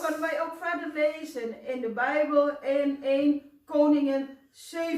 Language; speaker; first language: Dutch; non-native, fluent; Indonesian